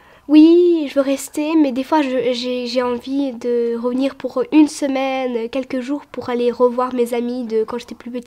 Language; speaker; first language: French; early bilingual, other home language; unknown